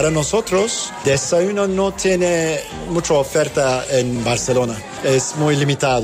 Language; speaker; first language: Spanish; non-native, learner; Turkish